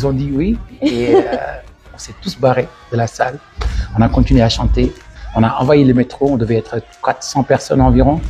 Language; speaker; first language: French; non-native, local second language; Wolof